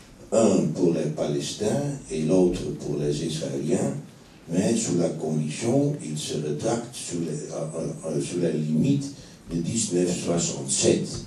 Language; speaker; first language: French; non-native, fluent; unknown